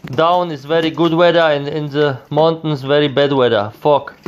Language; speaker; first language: English; non-native, learner; Polish